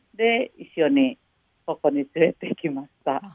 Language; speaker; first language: Japanese; non-native, fluent; Indonesian